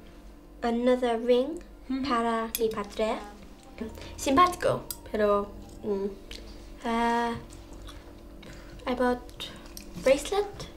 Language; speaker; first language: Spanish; non-native, learner; English